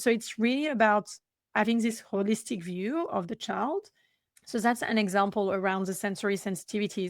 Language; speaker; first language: English; non-native, fluent; French